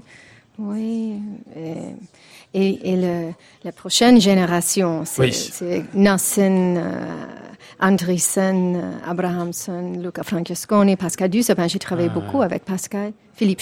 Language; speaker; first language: French; non-native, fluent; English